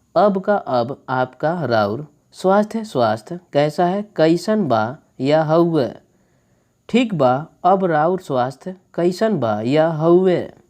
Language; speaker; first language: Hindi; native; Hindi